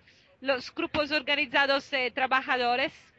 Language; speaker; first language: Spanish; non-native, fluent; Italian